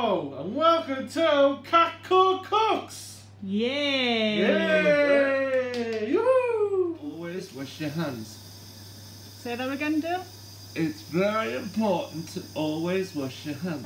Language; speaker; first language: English; native; English